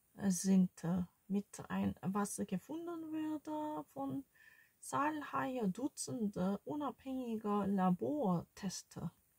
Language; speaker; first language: German; non-native, learner; Korean